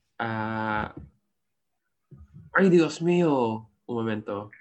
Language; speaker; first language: Spanish; non-native, learner; English